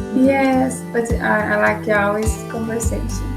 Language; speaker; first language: English; non-native, learner; Portuguese